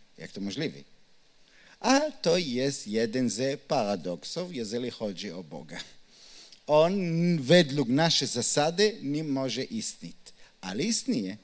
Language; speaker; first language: Polish; non-native, learner; Hebrew